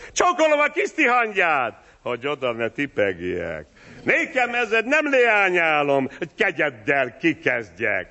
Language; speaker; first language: Hungarian; native; Hungarian